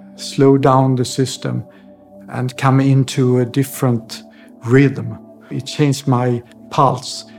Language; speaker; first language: English; non-native, fluent; Swedish